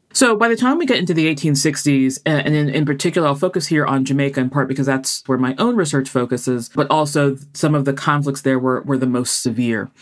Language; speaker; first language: English; native; English